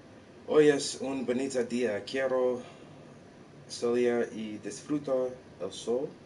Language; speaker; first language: Spanish; non-native, learner; English